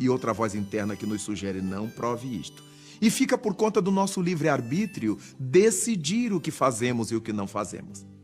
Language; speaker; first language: Portuguese; native; Portuguese